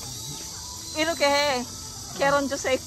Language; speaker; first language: Korean; non-native, learner; Filipino